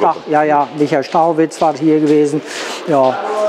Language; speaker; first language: German; native; German